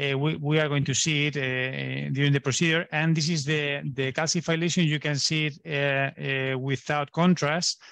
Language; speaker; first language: English; non-native, fluent; Spanish